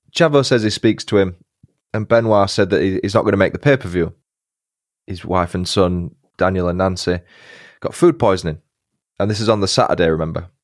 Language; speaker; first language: English; native; English